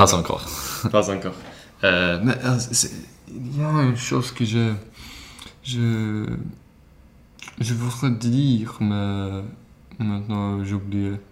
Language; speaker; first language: French; non-native, learner; Swedish